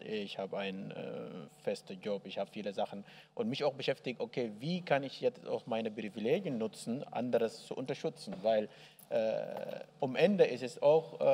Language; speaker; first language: German; non-native, learner; Arabic